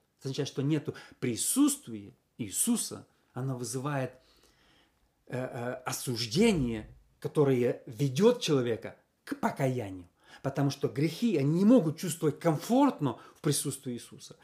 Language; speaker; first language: Russian; native; Russian